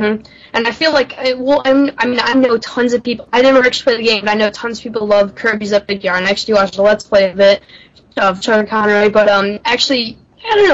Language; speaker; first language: English; native; English